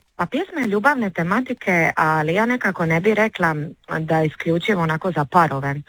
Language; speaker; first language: Croatian; native; Croatian